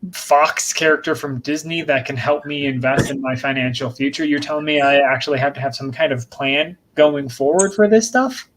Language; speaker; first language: English; native; English